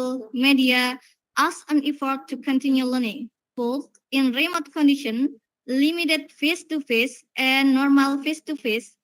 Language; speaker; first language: English; non-native, learner; Indonesian